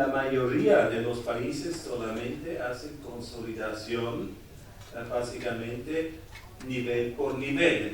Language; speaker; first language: Spanish; non-native, fluent; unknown